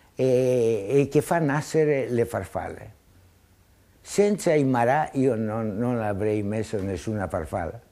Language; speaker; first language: Italian; non-native, fluent; Greek